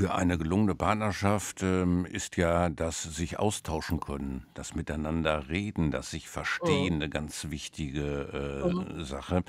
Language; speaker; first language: German; native; German